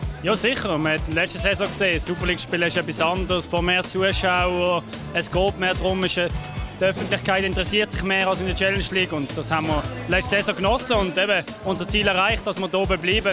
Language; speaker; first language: German; native; German